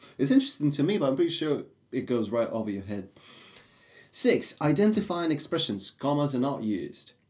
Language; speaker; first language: English; non-native, fluent; Russian